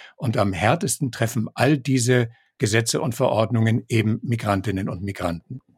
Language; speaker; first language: German; native; German